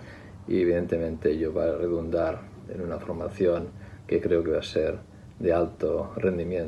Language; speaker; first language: Spanish; native; Spanish